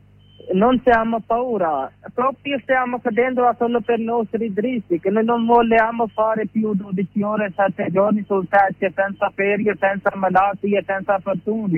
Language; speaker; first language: Italian; non-native, learner; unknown